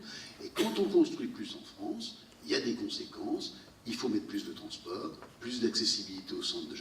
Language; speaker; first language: French; native; French